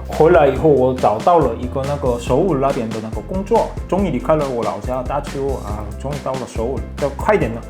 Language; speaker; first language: Chinese; non-native, fluent; Korean